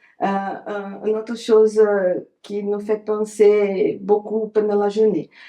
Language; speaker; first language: French; non-native, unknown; Portuguese